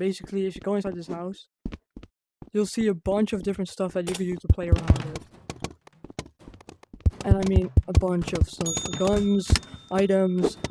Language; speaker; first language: English; non-native, fluent; Dutch